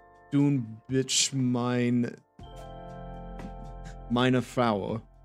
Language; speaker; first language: German; non-native, learner; English